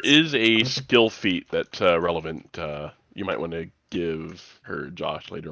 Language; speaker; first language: English; native; English